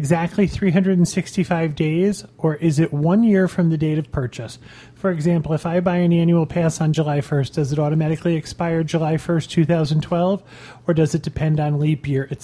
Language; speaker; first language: English; native; English